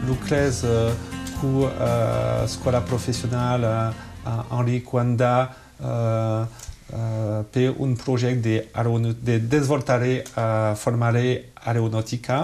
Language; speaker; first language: Romanian; non-native, learner; French